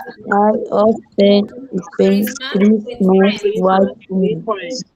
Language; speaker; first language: English; non-native, learner; Spanish